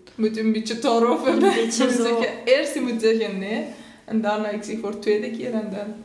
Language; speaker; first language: Dutch; non-native, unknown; Persian